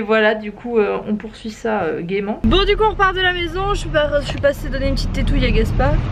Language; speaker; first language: French; native; French